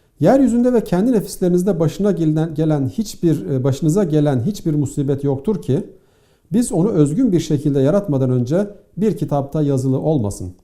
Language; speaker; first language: Turkish; native; Turkish